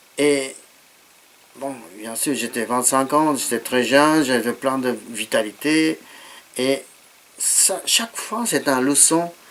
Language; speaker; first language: French; non-native, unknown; Japanese